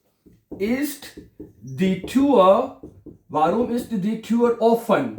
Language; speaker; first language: German; non-native, fluent; Urdu